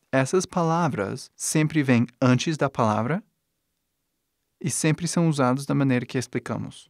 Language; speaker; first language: Portuguese; non-native, fluent; English